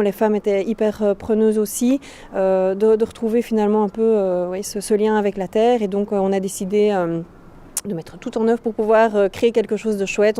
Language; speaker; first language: French; native; French